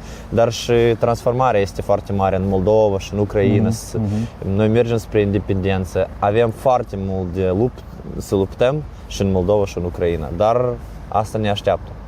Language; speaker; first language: Romanian; non-native, learner; Ukrainian